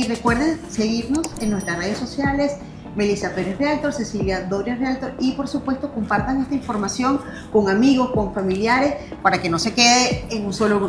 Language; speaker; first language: Spanish; native; Spanish